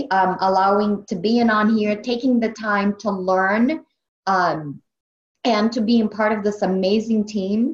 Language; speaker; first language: English; native; English